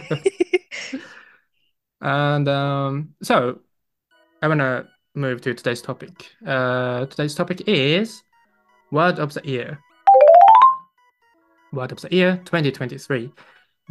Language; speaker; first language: English; non-native, fluent; Japanese